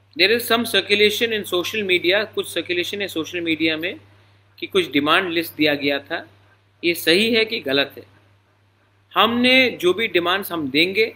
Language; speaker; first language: Hindi; non-native, local second language; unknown